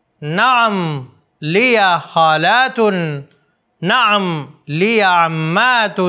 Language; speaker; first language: Arabic; non-native, fluent; Urdu